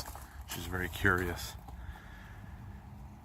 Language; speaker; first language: English; native; English